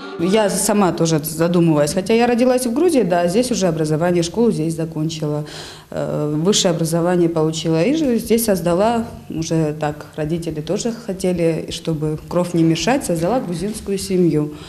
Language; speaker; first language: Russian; early bilingual, other home language; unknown